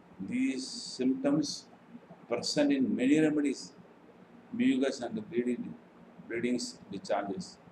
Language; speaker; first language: English; non-native, local second language; Tamil